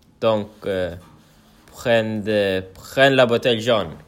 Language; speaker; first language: French; non-native, learner; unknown